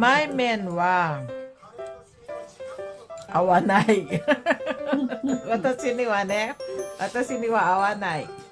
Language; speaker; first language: Japanese; non-native, fluent; Filipino